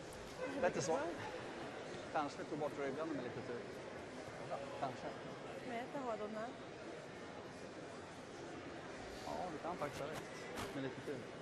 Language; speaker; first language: Swedish; native; Swedish